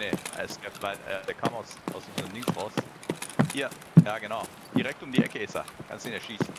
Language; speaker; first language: German; native; German